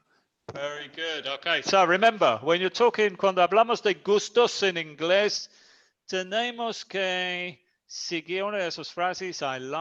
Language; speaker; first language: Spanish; non-native, fluent; English